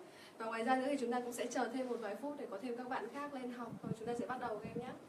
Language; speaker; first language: Vietnamese; native; Vietnamese